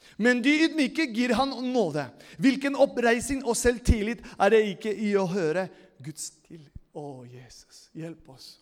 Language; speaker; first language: Norwegian; non-native, fluent; Spanish